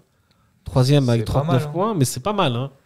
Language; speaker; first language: French; native; French